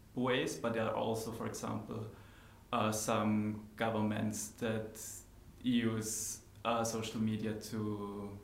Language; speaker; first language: English; non-native, fluent; German